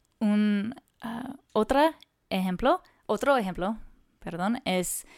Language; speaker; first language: Spanish; non-native, learner; English